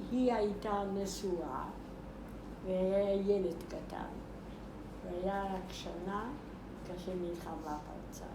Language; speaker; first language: Hebrew; non-native, fluent; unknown